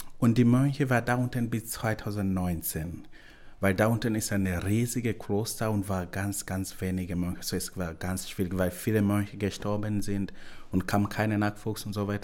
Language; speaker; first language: German; non-native, learner; Swahili